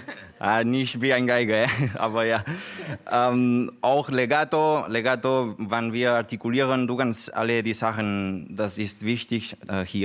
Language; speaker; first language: German; non-native, learner; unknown